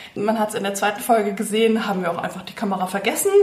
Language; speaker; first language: German; native; German